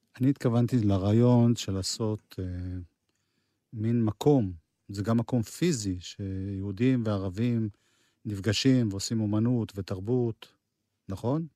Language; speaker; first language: Hebrew; native; Hebrew